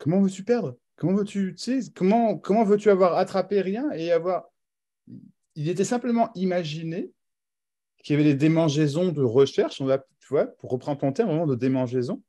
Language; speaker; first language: French; native; French